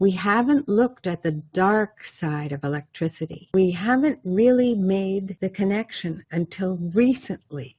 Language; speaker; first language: English; native; English